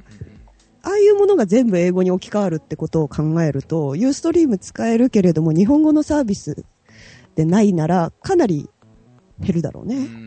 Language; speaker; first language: Japanese; native; Japanese